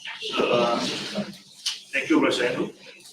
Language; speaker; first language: English; non-native, local second language; Malay